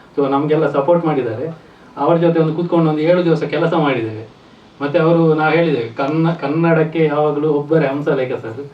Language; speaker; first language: Kannada; non-native, local second language; Tulu